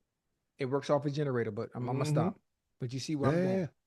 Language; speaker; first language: English; native; English